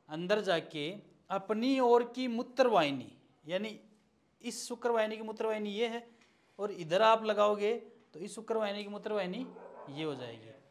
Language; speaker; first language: Hindi; native; Hindi